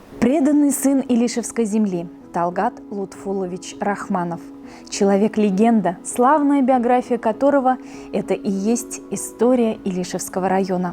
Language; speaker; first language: Russian; native; Russian